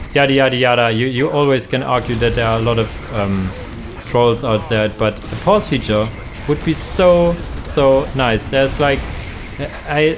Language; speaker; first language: English; non-native, fluent; German